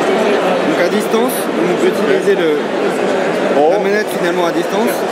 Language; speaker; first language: French; native; French